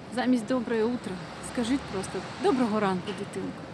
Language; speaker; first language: Ukrainian; non-native, local second language; Russian